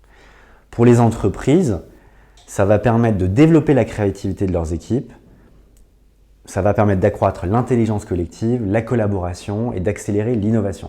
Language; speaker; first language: French; native; French